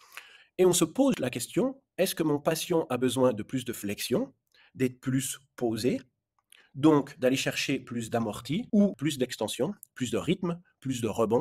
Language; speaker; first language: French; native; French